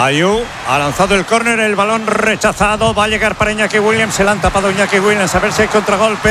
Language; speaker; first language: Spanish; native; Spanish